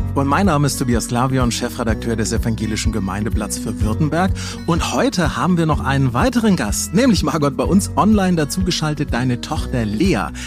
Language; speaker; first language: German; native; German